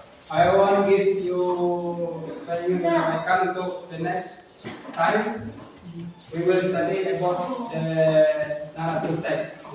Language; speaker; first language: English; non-native, learner; Indonesian